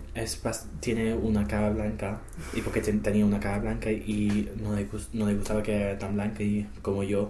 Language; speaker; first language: Spanish; non-native, learner; English